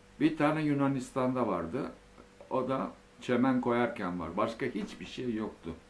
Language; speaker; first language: Turkish; early bilingual, other home language; Finnish